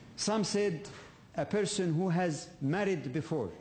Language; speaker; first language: English; non-native, fluent; Arabic